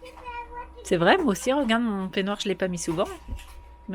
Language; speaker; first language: French; native; French